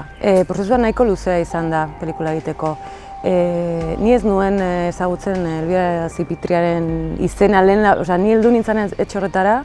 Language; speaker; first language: Basque; native; Basque